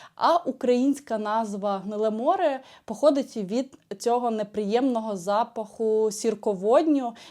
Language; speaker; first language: Ukrainian; native; Ukrainian